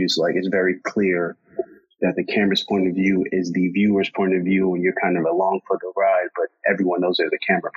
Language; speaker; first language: English; native; English